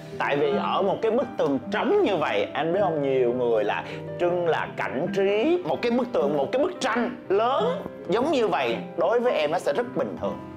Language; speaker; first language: Vietnamese; native; Vietnamese